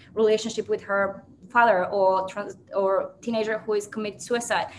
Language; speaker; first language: English; non-native, fluent; Bulgarian